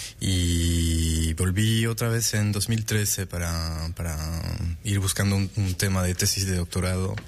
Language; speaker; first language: Spanish; non-native, fluent; French